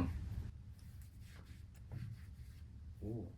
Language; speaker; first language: Japanese; native; Japanese